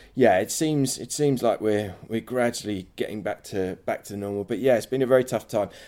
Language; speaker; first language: English; native; English